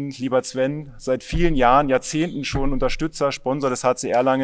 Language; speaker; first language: German; native; German